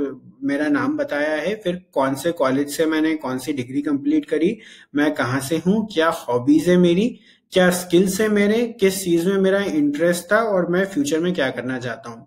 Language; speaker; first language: Hindi; native; Hindi